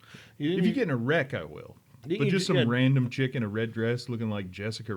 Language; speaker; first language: English; native; English